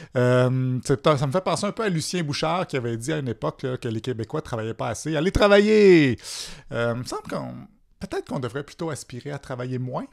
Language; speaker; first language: French; native; French